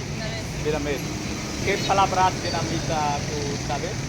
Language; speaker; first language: Spanish; non-native, learner; Vietnamese